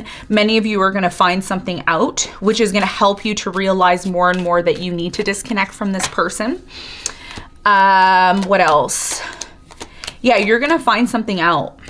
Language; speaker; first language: English; native; English